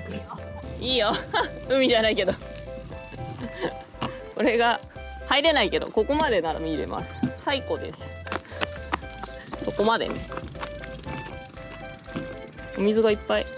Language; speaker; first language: Japanese; native; Japanese